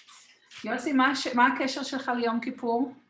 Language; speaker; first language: Hebrew; native; Hebrew